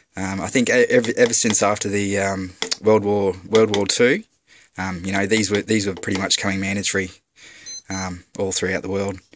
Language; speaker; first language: English; native; English